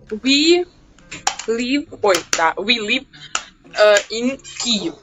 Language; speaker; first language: English; non-native, learner; Ukrainian